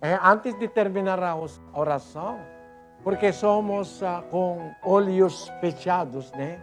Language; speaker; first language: Portuguese; non-native, learner; Filipino